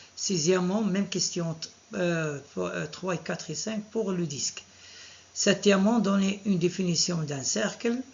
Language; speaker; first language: French; non-native, local second language; Arabic